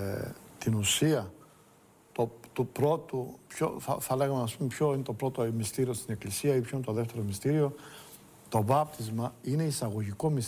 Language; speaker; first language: Greek; native; Greek